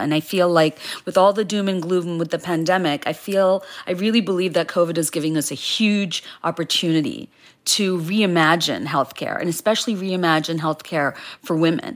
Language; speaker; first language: English; non-native, local second language; Bangla